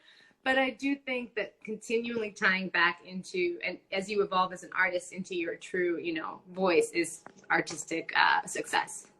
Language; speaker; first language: English; non-native, fluent; Spanish